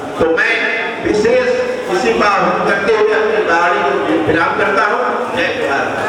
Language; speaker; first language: Hindi; native; Hindi